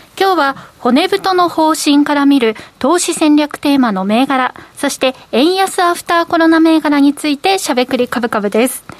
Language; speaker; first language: Japanese; native; Japanese